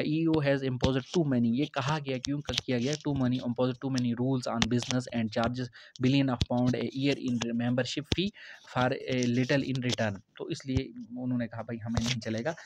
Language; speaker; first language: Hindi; non-native, local second language; Kashmiri